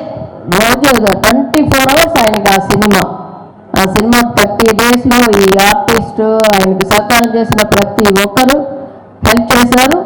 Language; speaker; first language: Telugu; native; Telugu